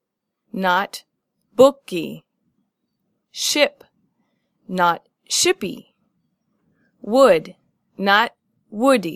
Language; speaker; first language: English; native; English